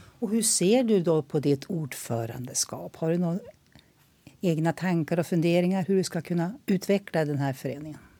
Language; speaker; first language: Swedish; native; Swedish